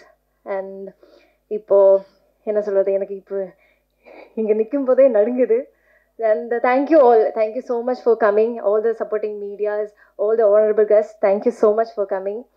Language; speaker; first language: Tamil; non-native, learner; Malayalam